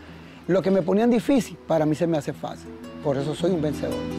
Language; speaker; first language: Spanish; native; Spanish